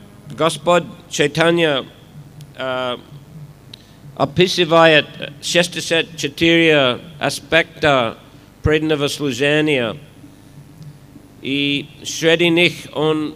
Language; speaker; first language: Russian; non-native, fluent; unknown